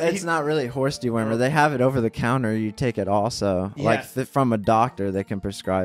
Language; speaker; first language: English; native; English